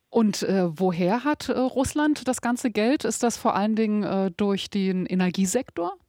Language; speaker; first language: German; native; German